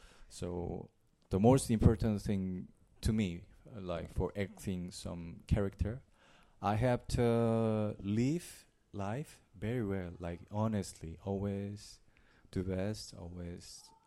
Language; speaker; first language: English; non-native, learner; Korean